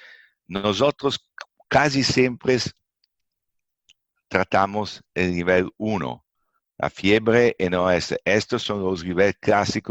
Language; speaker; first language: Spanish; non-native, fluent; Italian